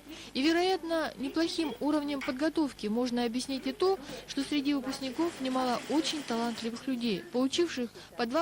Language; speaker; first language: Russian; native; Russian